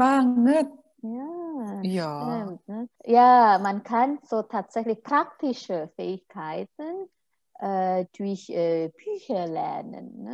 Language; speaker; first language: German; non-native, fluent; Indonesian